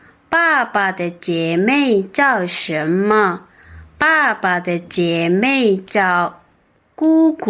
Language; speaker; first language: Chinese; non-native, fluent; Burmese